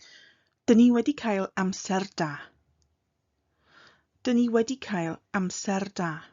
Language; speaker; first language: Welsh; non-native, fluent; English